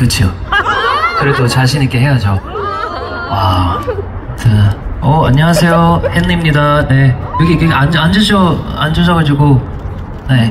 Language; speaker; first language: Korean; non-native, fluent; English